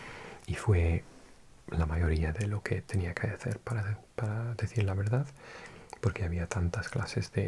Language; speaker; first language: Spanish; non-native, fluent; English